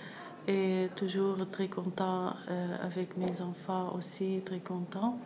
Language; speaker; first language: French; non-native, learner; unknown